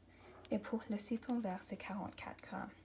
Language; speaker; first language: French; non-native, local second language; English